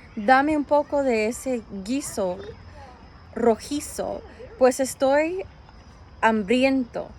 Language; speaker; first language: Spanish; early bilingual, other home language; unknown